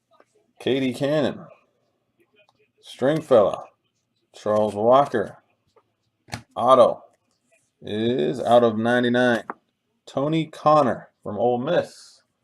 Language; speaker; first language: English; native; English